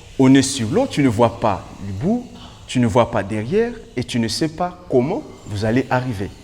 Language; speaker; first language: French; non-native, local second language; Lingala